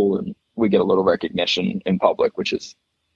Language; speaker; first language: English; native; English